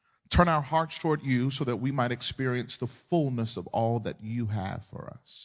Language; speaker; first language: English; native; English